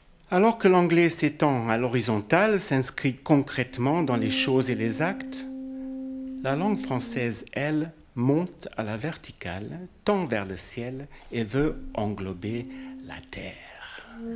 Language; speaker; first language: French; non-native, fluent; English